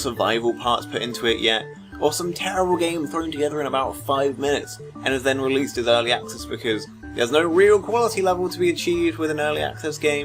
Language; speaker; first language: English; native; English